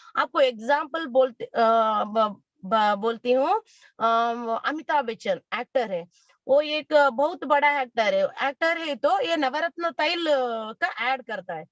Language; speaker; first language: Hindi; non-native, local second language; Kannada